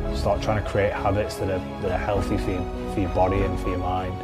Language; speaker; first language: English; native; English